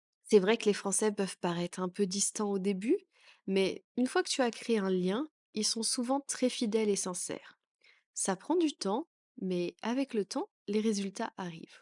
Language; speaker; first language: French; native; French